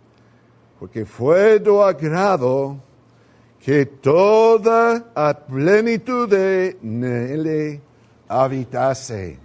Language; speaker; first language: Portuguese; non-native, learner; Spanish